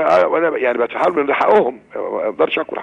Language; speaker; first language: Arabic; native; Arabic